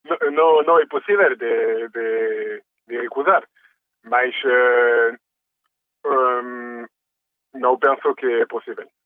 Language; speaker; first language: Portuguese; early bilingual, heritage; French